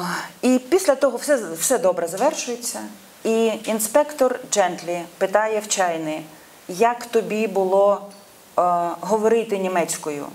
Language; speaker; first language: Ukrainian; non-native, local second language; Russian